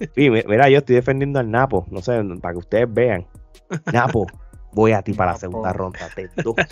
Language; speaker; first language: Spanish; native; Spanish